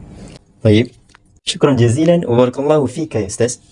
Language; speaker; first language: Arabic; non-native, fluent; Malay